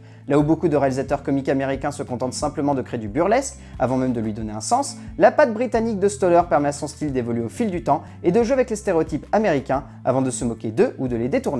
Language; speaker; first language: French; native; French